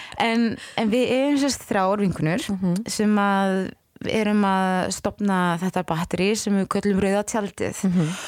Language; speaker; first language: Icelandic; non-native, fluent; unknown